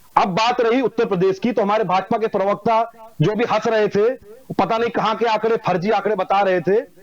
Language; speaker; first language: Hindi; native; Hindi